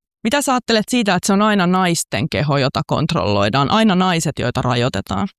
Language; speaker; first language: Finnish; native; Finnish